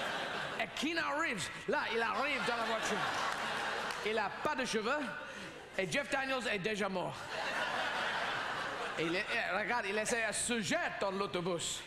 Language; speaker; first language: French; non-native, learner; English